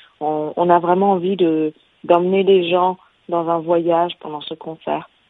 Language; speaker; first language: French; non-native, local second language; Bambara